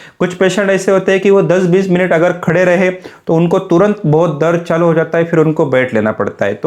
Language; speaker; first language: Hindi; non-native, local second language; Marathi